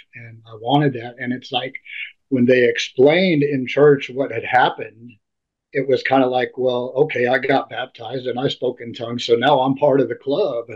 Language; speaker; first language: English; native; English